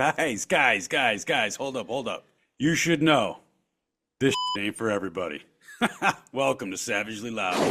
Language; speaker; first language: English; native; English